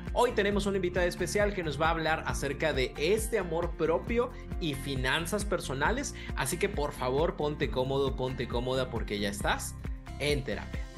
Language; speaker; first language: Spanish; native; Spanish